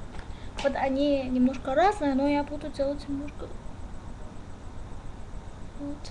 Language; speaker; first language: Russian; non-native, learner; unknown